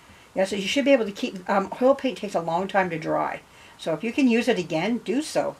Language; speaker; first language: English; native; English